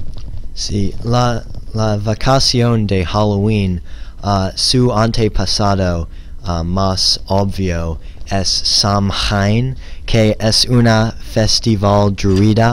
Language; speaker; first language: Spanish; non-native, learner; English